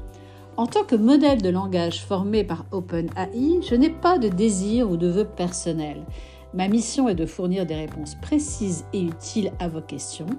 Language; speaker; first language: French; native; French